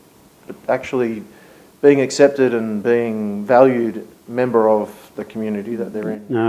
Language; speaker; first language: English; native; English